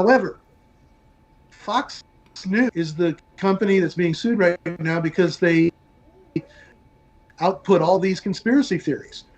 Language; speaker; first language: English; native; English